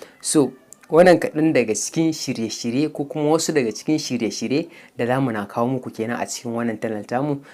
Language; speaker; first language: Hausa; native; Hausa